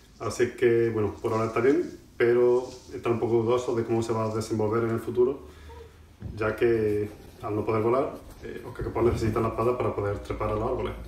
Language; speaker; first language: Spanish; native; Spanish